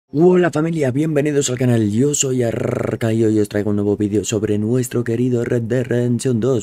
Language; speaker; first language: Spanish; native; Spanish